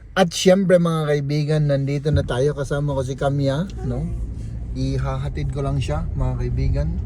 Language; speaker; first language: Filipino; native; Filipino